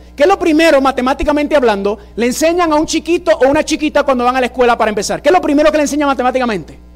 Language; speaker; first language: Spanish; early bilingual, heritage; Spanish